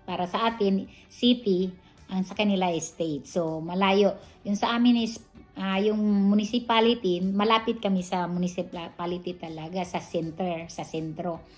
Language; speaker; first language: Filipino; non-native, local second language; Cebuano